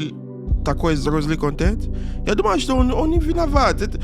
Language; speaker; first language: Russian; non-native, learner; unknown